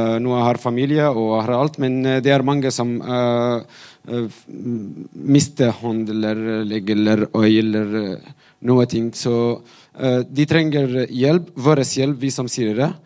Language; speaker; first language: Norwegian; non-native, fluent; Arabic